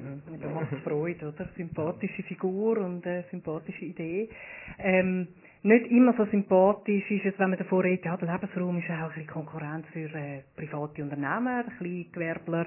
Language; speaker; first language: German; native; German